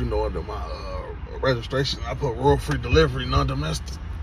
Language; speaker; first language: English; native; English